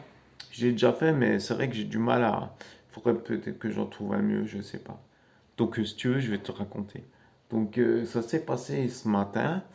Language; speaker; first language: French; native; French